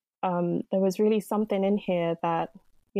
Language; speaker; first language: English; non-native, local second language; Yoruba